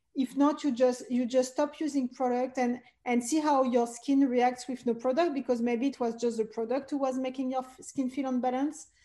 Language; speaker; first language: English; non-native, fluent; French